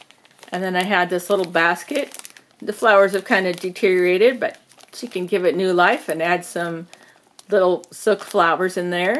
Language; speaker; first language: English; native; English